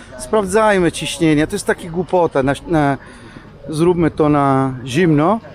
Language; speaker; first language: Polish; non-native, fluent; Italian